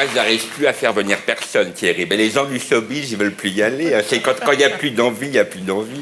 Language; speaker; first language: French; native; French